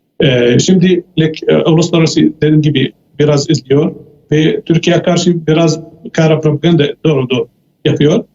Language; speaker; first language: Turkish; non-native, fluent; Arabic